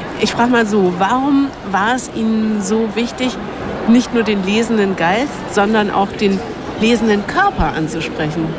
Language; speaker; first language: German; native; German